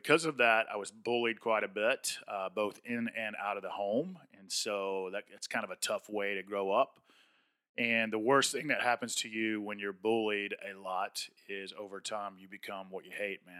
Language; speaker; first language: English; native; English